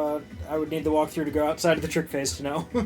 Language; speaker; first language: English; native; English